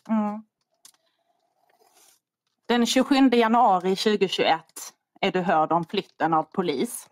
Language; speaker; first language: Swedish; native; Swedish